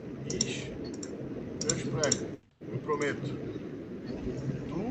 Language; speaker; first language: German; non-native, fluent; Portuguese